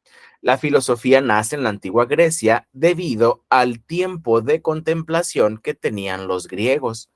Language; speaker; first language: Spanish; native; Spanish